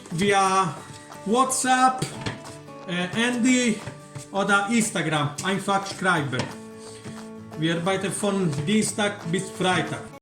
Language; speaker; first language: German; non-native, learner; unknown